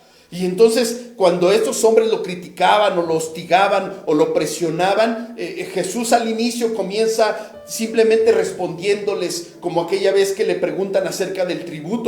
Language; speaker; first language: Spanish; native; Spanish